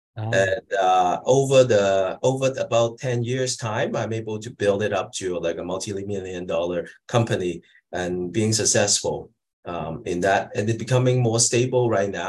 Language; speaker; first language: English; non-native, local second language; Cantonese